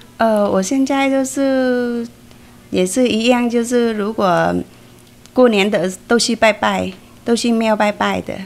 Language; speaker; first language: Chinese; non-native, fluent; Vietnamese